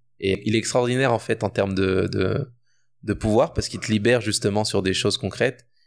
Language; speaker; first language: French; native; French